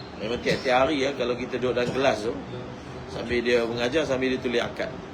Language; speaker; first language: Malay; native; Malay